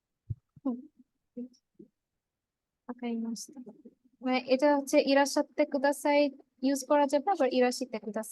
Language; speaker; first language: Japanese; non-native, learner; Bangla